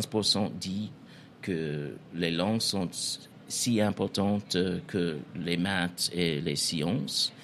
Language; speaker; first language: French; non-native, fluent; English